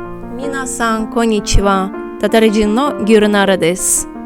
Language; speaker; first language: Japanese; non-native, fluent; Tatar